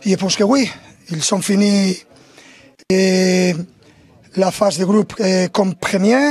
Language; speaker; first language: French; non-native, learner; Spanish